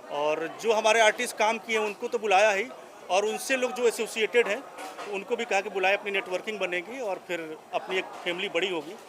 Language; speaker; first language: Hindi; native; Hindi